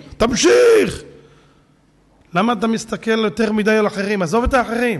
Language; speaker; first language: Hebrew; native; Hebrew